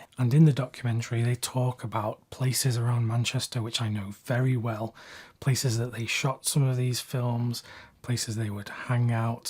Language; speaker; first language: English; native; English